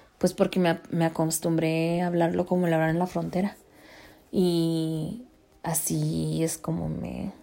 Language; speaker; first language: Spanish; early bilingual, heritage; Spanish